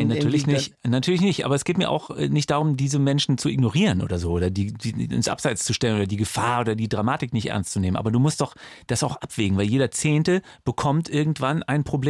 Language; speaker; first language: German; native; German